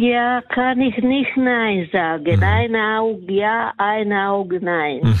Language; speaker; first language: German; non-native, learner; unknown